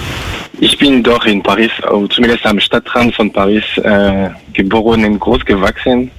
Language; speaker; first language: German; non-native, fluent; French